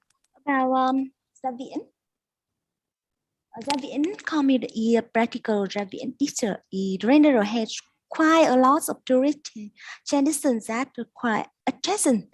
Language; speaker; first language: English; non-native, learner; Vietnamese